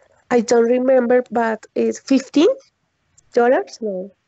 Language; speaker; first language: English; non-native, learner; Spanish